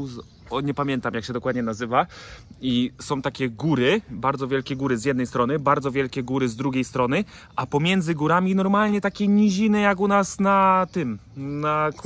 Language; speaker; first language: Polish; native; Polish